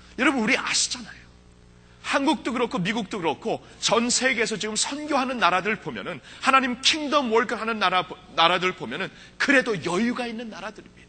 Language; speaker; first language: Korean; early bilingual, heritage; Korean